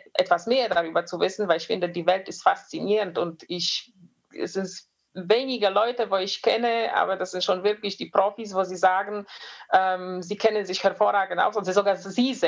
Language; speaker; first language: German; non-native, fluent; Polish